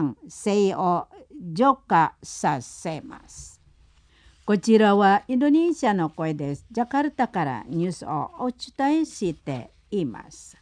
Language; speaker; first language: Japanese; non-native, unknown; Indonesian